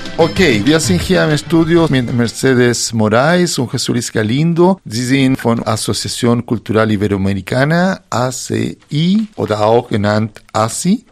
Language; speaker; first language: German; non-native, fluent; Spanish